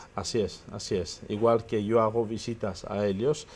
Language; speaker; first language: Spanish; non-native, fluent; Armenian